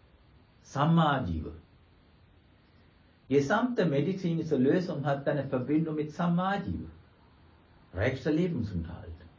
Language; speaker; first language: German; non-native, fluent; Sinhala